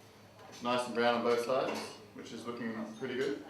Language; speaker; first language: English; native; English